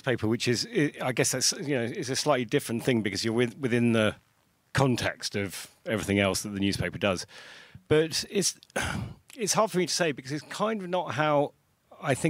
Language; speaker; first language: English; native; English